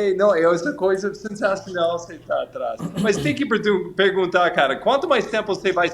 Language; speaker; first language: Portuguese; non-native, fluent; English